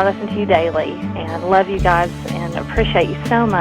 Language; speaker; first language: English; native; English